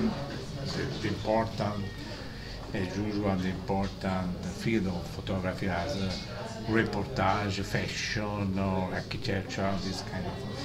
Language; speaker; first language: English; non-native, learner; Italian